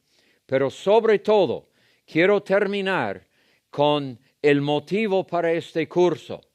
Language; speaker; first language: Spanish; non-native, fluent; English